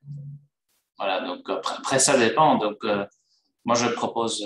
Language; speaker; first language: French; non-native, fluent; Greek